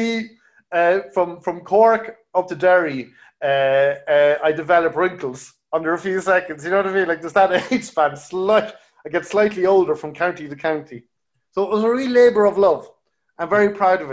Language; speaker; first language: English; native; English